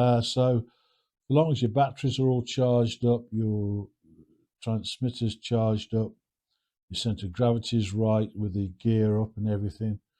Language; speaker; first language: English; native; English